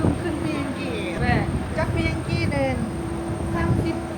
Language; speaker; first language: Korean; non-native, learner; Lao